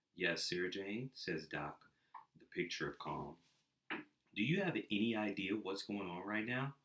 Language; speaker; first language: English; native; English